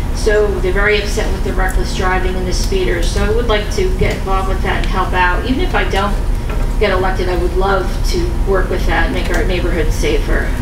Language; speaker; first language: English; native; English